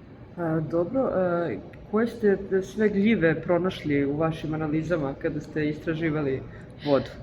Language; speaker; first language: Bosnian; native; Bosnian